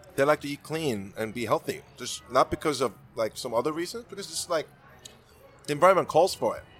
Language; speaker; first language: English; non-native, fluent; Korean